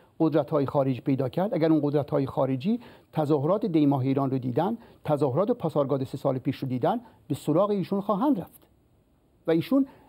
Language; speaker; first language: Persian; native; Persian